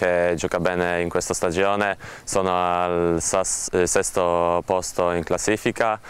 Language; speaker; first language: Italian; non-native, learner; Polish